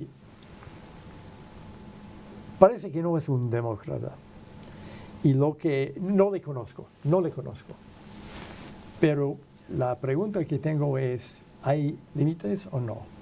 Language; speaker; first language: Spanish; non-native, fluent; English